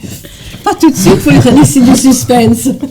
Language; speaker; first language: French; native; French